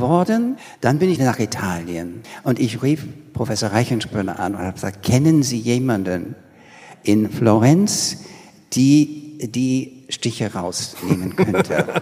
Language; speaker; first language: German; non-native, learner; English